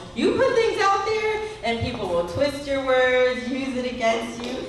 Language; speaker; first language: English; native; English